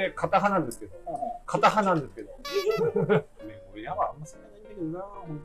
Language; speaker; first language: Japanese; native; Japanese